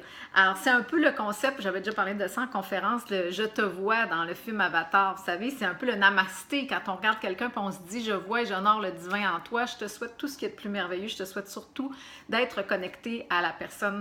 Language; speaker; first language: French; native; French